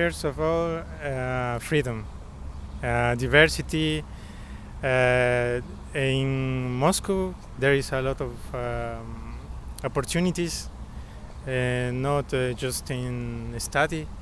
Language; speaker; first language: English; non-native, learner; Spanish